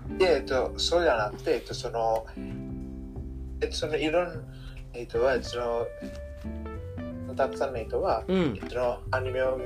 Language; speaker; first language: Japanese; non-native, learner; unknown